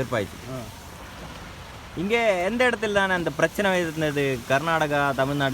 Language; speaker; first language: Tamil; non-native, learner; Malayalam